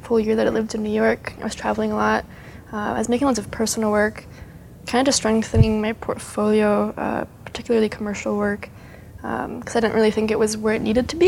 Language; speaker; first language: English; early bilingual, other home language; Spanish